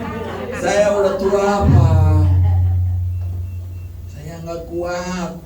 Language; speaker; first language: Indonesian; non-native, learner; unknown